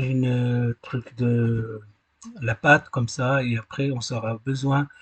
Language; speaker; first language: French; non-native, learner; Arabic